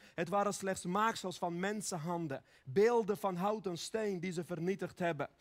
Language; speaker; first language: Dutch; early bilingual, other home language; Armenian